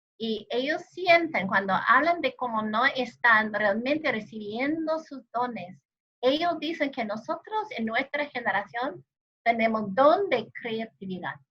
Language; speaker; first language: Spanish; non-native, fluent; English